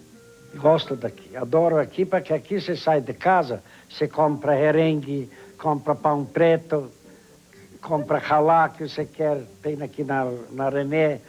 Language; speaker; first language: Portuguese; non-native, fluent; Polish